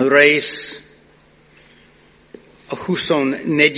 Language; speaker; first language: Hungarian; non-native, fluent; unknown